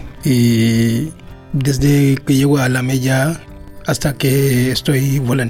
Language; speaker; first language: Spanish; non-native, learner; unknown